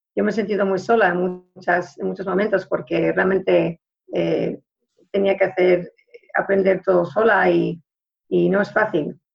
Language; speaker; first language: Spanish; early bilingual, heritage; Spanish